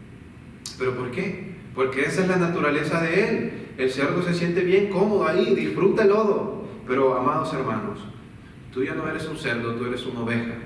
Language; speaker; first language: Spanish; native; Spanish